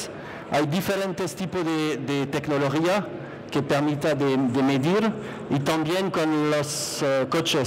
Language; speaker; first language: Spanish; non-native, fluent; French